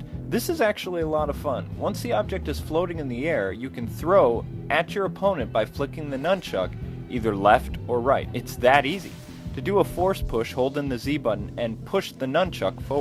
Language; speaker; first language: English; native; English